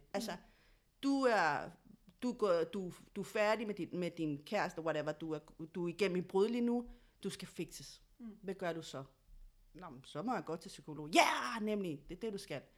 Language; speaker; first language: Danish; early bilingual, other home language; Spanish